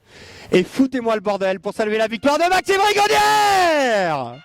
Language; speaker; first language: French; native; French